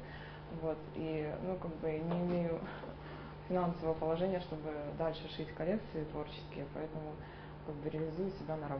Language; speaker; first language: Russian; native; Russian